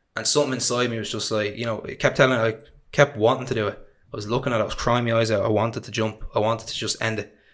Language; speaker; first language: English; native; English